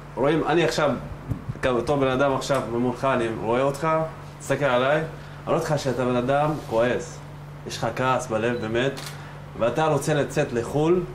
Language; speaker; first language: Hebrew; non-native, fluent; Arabic